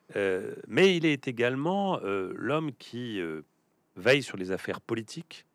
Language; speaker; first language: French; native; French